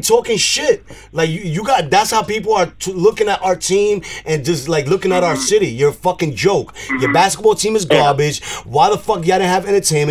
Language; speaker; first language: English; early bilingual, other home language; Spanish